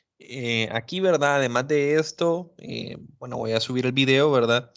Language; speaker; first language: Spanish; native; Spanish